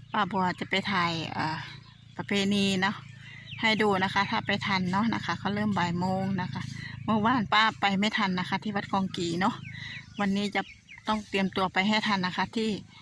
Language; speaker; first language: Thai; non-native, local second language; Northeastern Thai